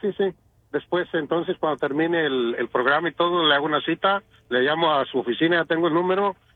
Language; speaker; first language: Spanish; native; Spanish